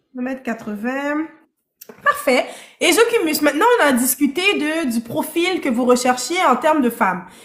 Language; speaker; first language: French; early bilingual, other home language; Haitian Creole